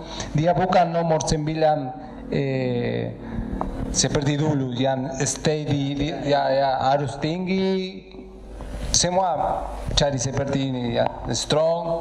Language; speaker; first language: Indonesian; non-native, learner; Spanish